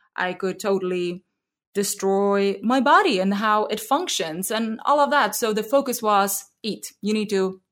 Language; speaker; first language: English; non-native, fluent; Czech